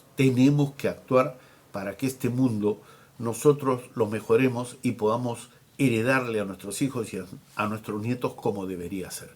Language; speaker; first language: Spanish; native; Spanish